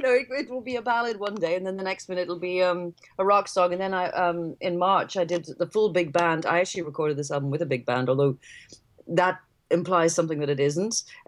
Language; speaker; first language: English; native; English